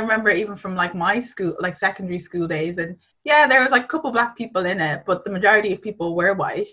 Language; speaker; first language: English; native; English